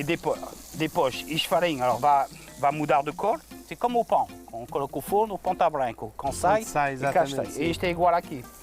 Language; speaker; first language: Portuguese; non-native, learner; French